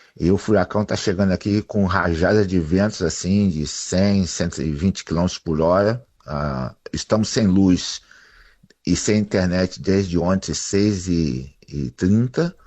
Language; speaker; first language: Portuguese; native; Portuguese